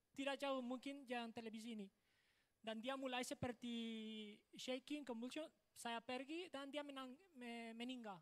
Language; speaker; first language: Indonesian; non-native, fluent; Spanish